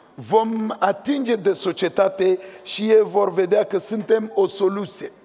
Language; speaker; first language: Romanian; non-native, fluent; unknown